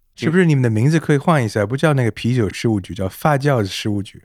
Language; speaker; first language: Chinese; non-native, fluent; English